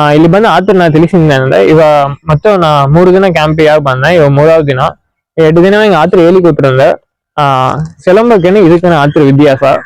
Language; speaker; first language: Tamil; non-native, local second language; Kannada